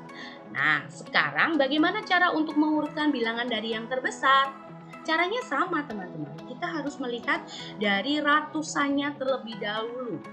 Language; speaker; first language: Indonesian; native; Indonesian